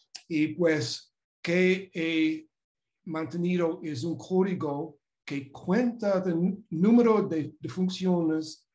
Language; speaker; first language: Spanish; non-native, fluent; English